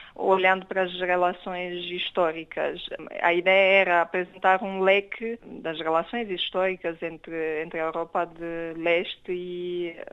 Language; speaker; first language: Portuguese; non-native, fluent; Romanian